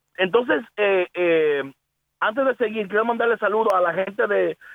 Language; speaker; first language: Spanish; early bilingual, heritage; Spanish